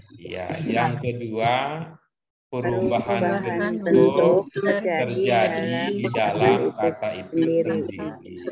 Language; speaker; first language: Indonesian; native; Indonesian